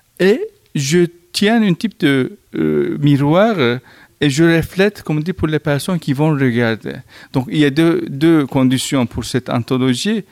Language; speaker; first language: French; non-native, fluent; Turkish